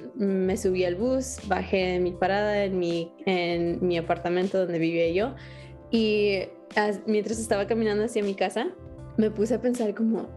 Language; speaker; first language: Spanish; early bilingual, heritage; Spanish